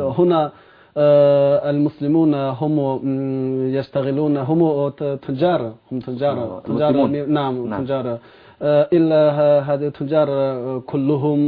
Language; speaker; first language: Arabic; non-native, learner; Chinese